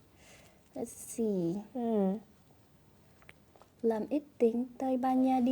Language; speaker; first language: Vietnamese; non-native, fluent; Korean